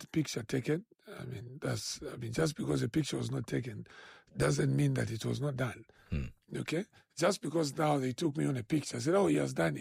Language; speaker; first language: English; non-native, local second language; Bemba